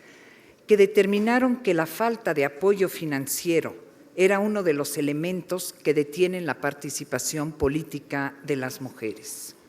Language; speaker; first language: Spanish; native; Spanish